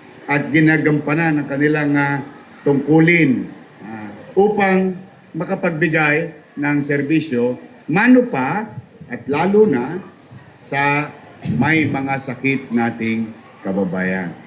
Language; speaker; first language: Filipino; native; Filipino